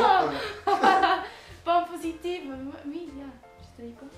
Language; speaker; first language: French; non-native, learner; Spanish